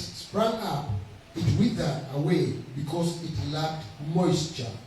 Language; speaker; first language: English; non-native, local second language; Swahili